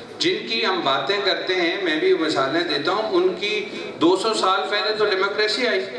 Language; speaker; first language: Urdu; non-native, local second language; Punjabi